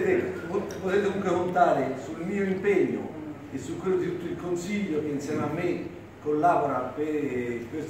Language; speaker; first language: Italian; native; Italian